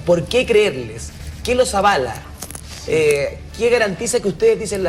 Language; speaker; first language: Spanish; native; Spanish